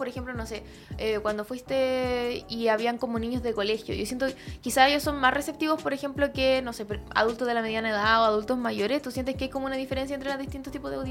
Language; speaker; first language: Spanish; native; Spanish